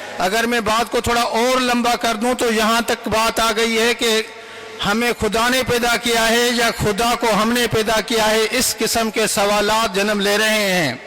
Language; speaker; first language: Urdu; non-native, local second language; Sindhi